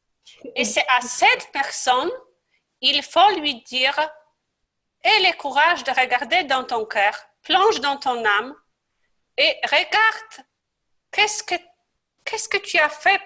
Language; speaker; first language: French; non-native, fluent; Polish